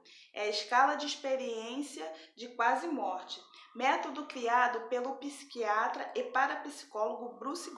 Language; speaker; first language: Portuguese; native; Portuguese